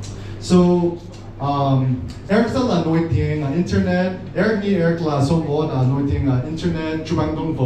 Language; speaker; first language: Vietnamese; non-native, learner; English